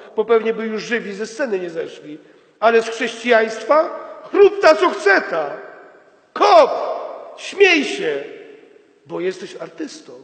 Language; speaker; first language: Polish; native; Polish